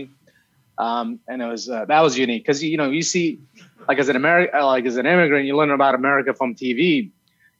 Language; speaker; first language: English; early bilingual, other home language; Arabic